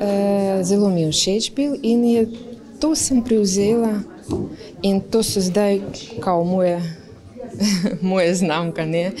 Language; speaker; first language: Slovenian; non-native, learner; Ukrainian